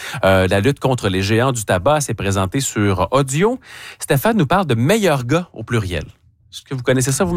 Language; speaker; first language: French; native; French